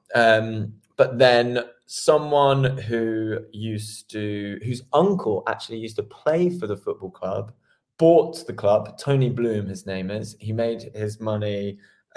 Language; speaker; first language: English; native; English